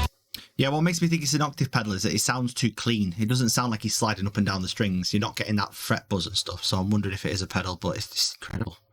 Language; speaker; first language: English; native; English